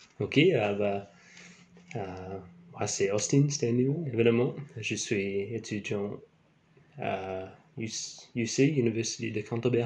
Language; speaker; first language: French; non-native, learner; English